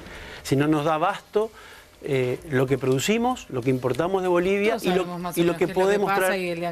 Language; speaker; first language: Spanish; native; Spanish